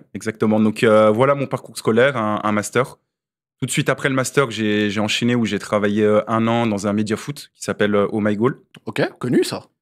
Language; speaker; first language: French; native; French